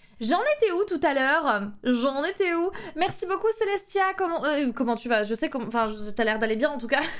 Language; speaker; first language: French; native; French